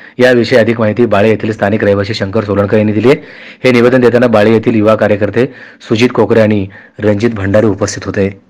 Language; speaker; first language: Marathi; native; Marathi